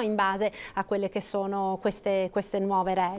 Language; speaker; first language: Italian; native; Italian